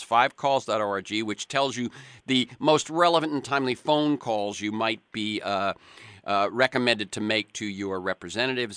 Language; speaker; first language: English; native; English